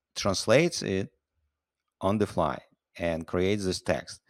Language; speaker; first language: English; non-native, fluent; Russian